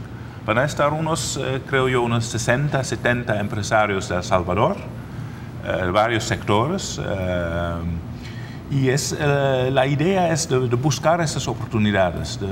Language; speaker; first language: Spanish; non-native, fluent; Dutch